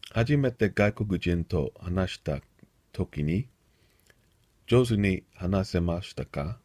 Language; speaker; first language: Japanese; non-native, learner; English